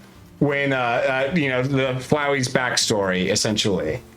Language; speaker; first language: English; native; English